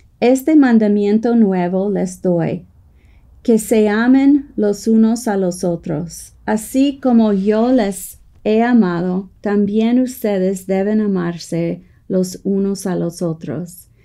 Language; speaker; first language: Spanish; non-native, fluent; English